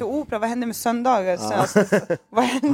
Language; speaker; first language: Swedish; native; Swedish